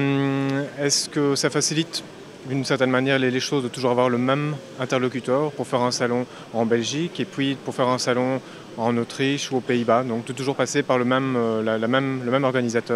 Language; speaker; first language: French; native; French